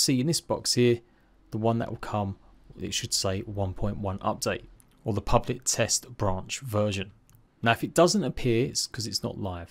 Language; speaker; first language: English; native; English